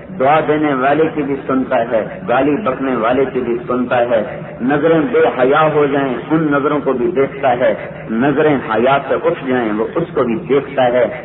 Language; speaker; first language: Urdu; non-native, local second language; Punjabi